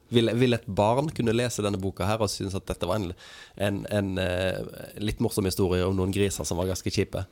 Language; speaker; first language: Norwegian; native; Norwegian